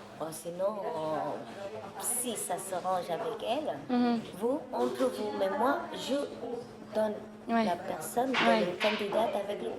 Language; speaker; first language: French; non-native, learner; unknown